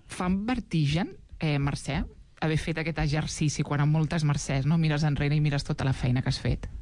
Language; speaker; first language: Catalan; native; Catalan